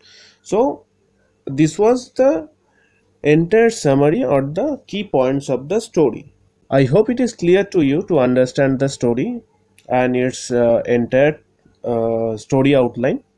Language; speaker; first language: English; non-native, local second language; Bangla